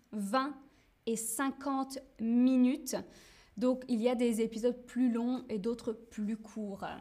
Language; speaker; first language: French; native; French